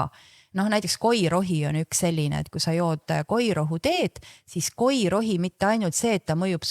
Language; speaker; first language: Estonian; native; Estonian